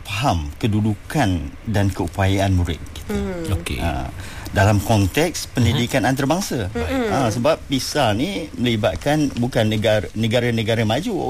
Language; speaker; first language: Malay; native; Malay